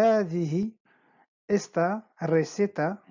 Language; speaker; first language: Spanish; non-native, fluent; Arabic